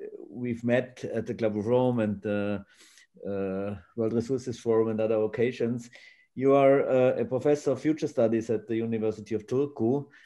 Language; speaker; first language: English; non-native, fluent; German